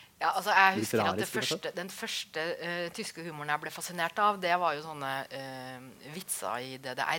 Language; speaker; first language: Norwegian; native; Norwegian